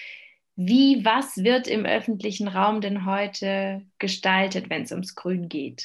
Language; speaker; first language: German; native; German